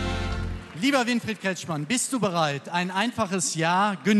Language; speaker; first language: German; native; German